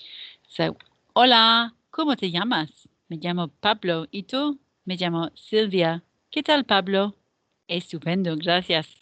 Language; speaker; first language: Spanish; non-native, fluent; English